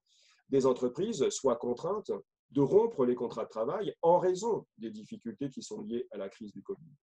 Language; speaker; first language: French; native; French